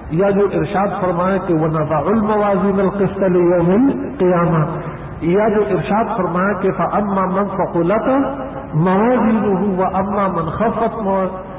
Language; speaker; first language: Urdu; non-native, local second language; Pashto